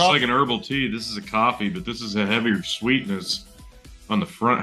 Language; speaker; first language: English; native; English